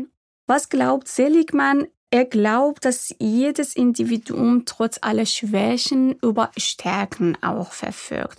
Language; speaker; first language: German; non-native, fluent; Persian